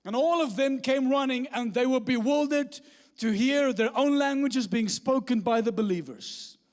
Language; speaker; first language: English; non-native, local second language; Afrikaans